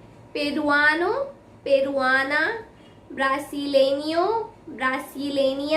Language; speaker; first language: Spanish; non-native, fluent; Hindi